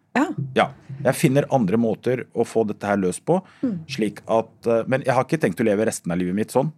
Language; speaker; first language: Norwegian; early bilingual, other home language; Arabic